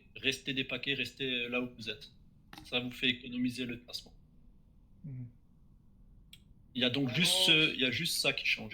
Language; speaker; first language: French; native; French